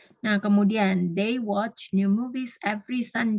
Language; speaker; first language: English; non-native, fluent; Indonesian